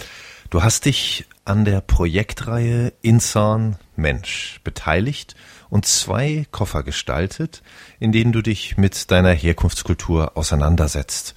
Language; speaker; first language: German; native; German